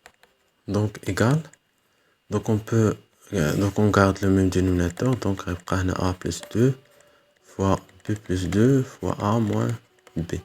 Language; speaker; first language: French; non-native, local second language; Arabic